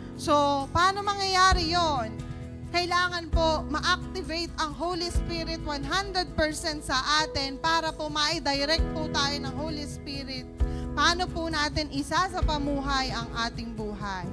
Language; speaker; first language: Filipino; native; Filipino